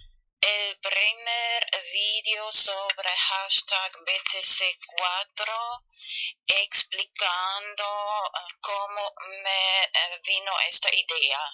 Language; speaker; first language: Spanish; non-native, fluent; German